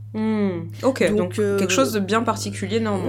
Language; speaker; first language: French; native; French